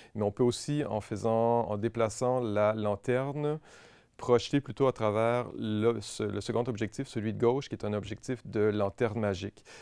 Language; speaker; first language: French; native; French